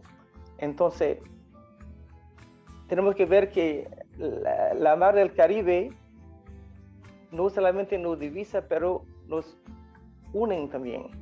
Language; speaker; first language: Spanish; non-native, fluent; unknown